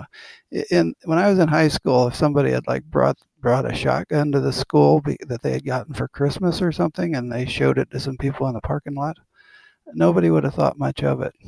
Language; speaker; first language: English; native; English